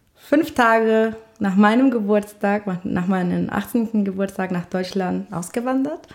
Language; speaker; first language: German; non-native, fluent; Spanish